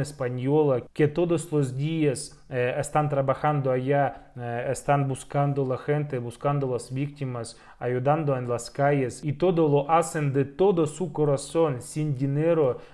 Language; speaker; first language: Spanish; non-native, fluent; Russian